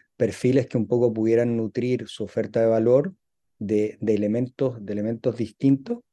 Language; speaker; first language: Spanish; native; Spanish